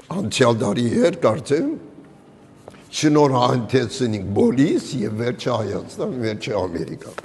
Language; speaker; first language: Armenian; early bilingual, heritage; Armenian